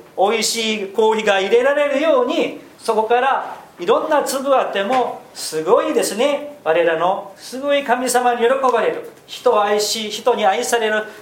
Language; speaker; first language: Japanese; non-native, fluent; Korean